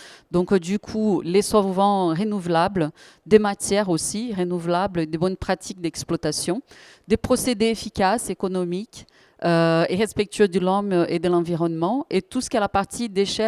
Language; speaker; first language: French; native; French